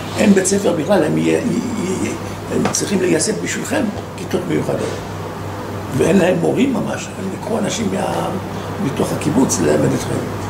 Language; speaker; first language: Hebrew; non-native, fluent; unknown